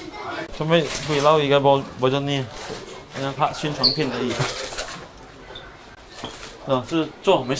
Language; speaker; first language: Chinese; native; Chinese